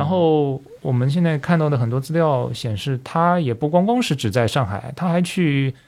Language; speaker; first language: Chinese; native; Chinese